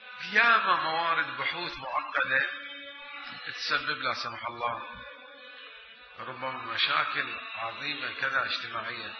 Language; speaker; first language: Arabic; native; Arabic